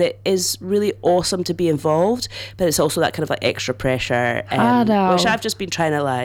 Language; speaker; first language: English; native; English